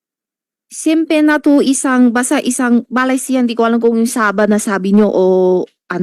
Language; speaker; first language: Filipino; non-native, local second language; Chinese